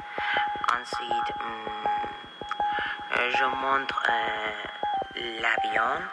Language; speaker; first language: French; non-native, learner; Persian